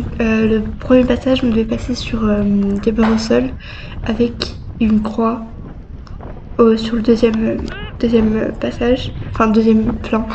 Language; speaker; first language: French; native; French